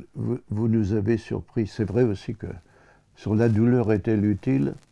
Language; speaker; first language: French; native; French